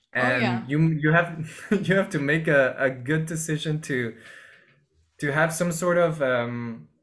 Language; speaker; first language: English; non-native, fluent; Spanish